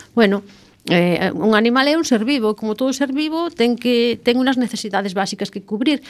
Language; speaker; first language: Galician; non-native, local second language; Spanish